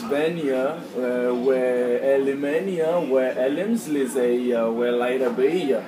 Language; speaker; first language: Arabic; non-native, learner; Spanish